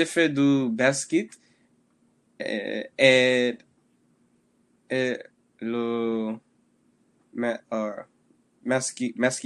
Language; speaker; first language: French; non-native, learner; English